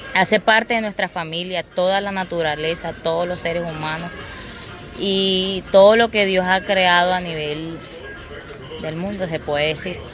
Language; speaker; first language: Spanish; non-native, local second language; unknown